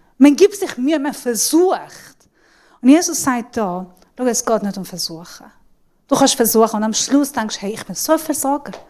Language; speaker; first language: German; non-native, fluent; Persian